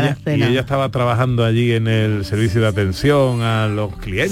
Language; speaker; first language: Spanish; native; Spanish